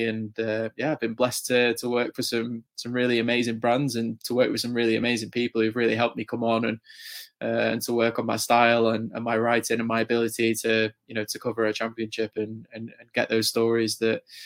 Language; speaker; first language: English; native; English